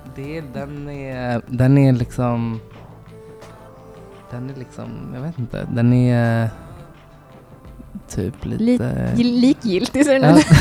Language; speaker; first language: Swedish; native; Swedish